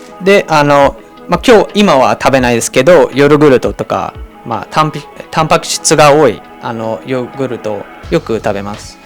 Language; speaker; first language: Japanese; non-native, fluent; English